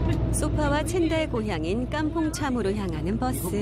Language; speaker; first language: Korean; native; Korean